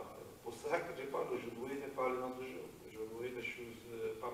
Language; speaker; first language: French; non-native, learner; Portuguese